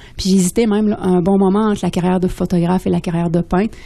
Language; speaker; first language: French; native; French